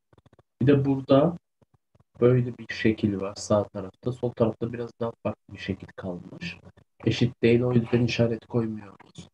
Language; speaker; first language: Turkish; native; Turkish